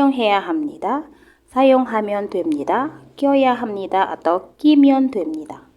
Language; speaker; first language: Korean; non-native, fluent; Indonesian